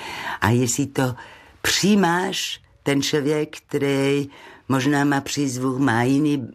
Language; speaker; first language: Czech; non-native, fluent; French